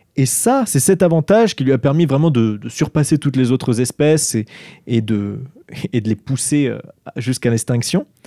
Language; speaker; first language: French; native; French